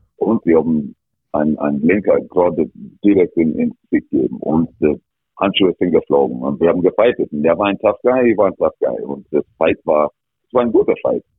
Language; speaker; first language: German; non-native, fluent; English